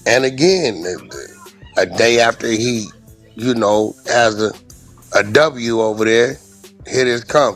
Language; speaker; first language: English; native; English